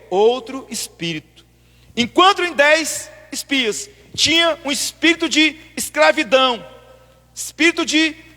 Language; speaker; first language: Portuguese; native; Portuguese